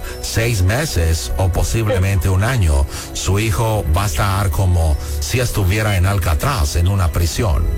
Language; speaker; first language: Spanish; non-native, learner; English